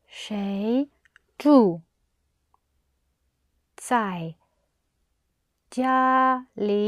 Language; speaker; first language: Chinese; non-native, learner; English